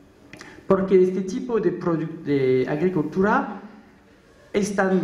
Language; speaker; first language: Spanish; non-native, learner; French